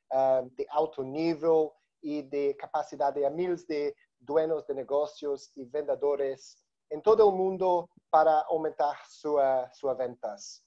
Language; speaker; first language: Spanish; non-native, learner; Portuguese